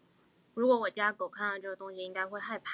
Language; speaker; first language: Chinese; native; Chinese